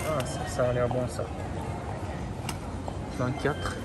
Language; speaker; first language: French; non-native, fluent; Japanese